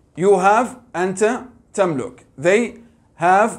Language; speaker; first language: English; non-native, fluent; Arabic